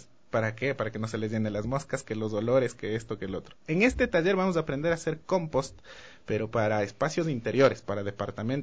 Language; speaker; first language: Spanish; native; Spanish